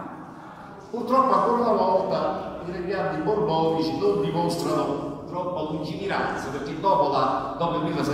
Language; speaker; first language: Italian; native; Italian